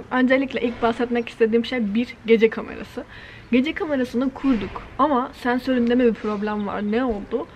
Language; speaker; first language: Turkish; native; Turkish